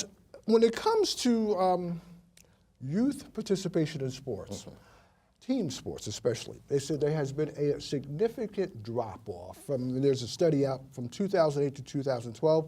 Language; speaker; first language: English; native; English